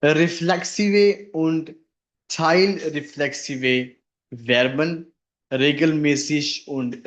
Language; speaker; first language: German; non-native, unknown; Hindi